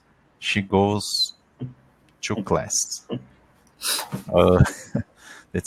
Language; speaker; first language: English; non-native, learner; Portuguese